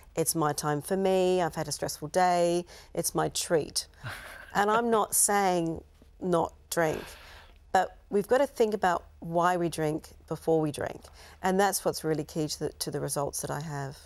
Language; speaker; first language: English; native; English